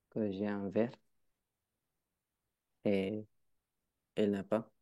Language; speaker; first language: French; non-native, learner; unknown